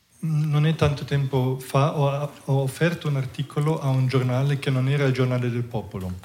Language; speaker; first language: Italian; non-native, fluent; German